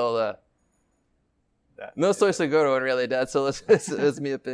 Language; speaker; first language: Spanish; non-native, learner; English